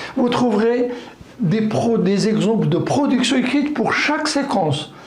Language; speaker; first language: French; non-native, local second language; Arabic